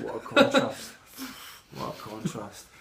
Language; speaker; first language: English; native; English